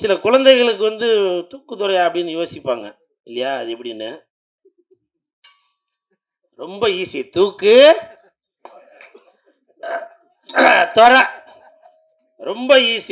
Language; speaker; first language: Tamil; native; Tamil